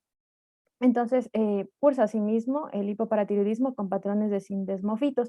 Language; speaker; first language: Spanish; native; Spanish